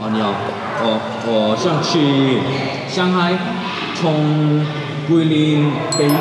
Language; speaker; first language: Chinese; non-native, learner; Korean